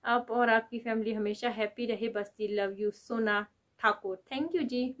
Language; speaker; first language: Hindi; native; Hindi